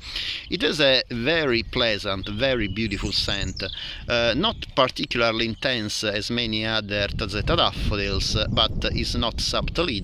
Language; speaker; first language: English; non-native, fluent; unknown